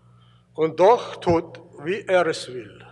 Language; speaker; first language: German; early bilingual, heritage; German